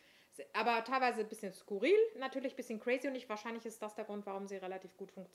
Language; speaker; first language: German; native; German